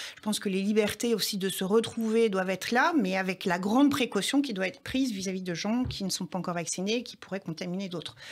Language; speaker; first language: French; native; French